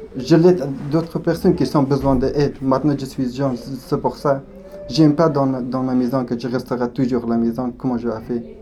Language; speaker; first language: French; non-native, learner; Pashto